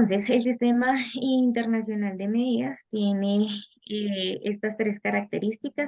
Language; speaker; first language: Spanish; native; Spanish